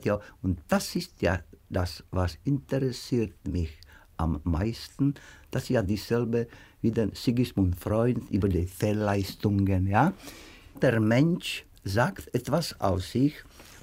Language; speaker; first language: German; non-native, fluent; Czech